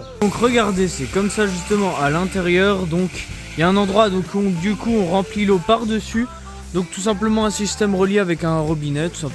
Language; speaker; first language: French; native; French